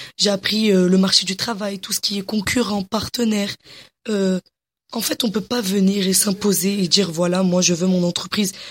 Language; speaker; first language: French; early bilingual, other home language; Arabic